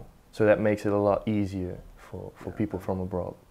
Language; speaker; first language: English; non-native, fluent; Dutch